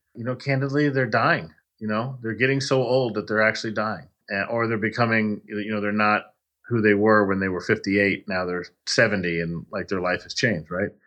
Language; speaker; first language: English; native; English